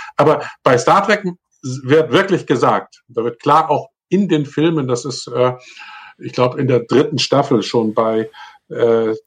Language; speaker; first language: German; native; German